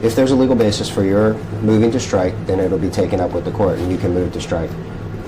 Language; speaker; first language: English; native; English